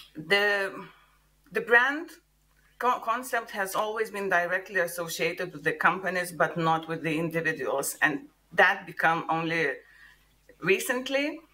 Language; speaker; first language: English; non-native, fluent; Lithuanian